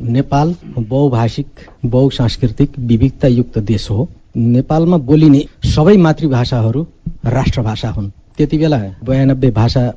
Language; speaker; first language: Nepali; non-native, local second language; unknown